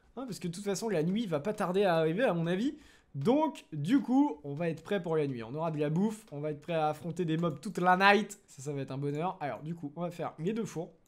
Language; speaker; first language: French; native; French